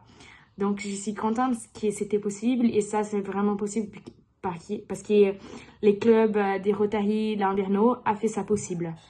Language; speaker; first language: French; non-native, learner; Portuguese